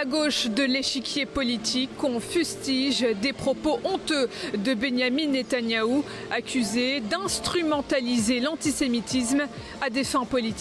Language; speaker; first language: French; native; French